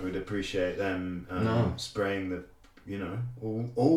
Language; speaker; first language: English; native; English